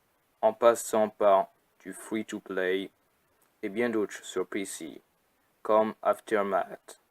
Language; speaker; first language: French; native; French